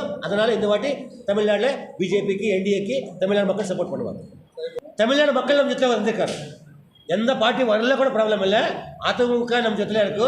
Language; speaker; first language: Tamil; non-native, learner; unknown